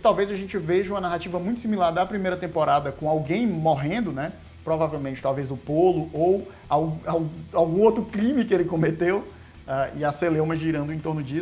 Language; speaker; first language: Portuguese; native; Portuguese